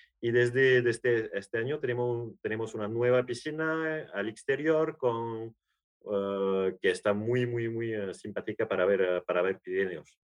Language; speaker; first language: Spanish; non-native, learner; French